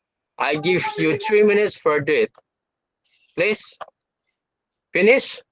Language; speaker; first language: English; non-native, fluent; Indonesian